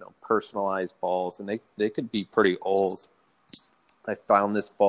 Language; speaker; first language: English; native; English